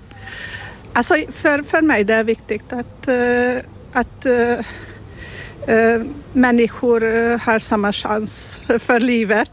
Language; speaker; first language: Swedish; non-native, fluent; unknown